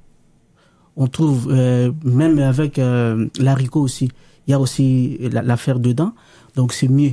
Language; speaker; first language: French; non-native, local second language; Lingala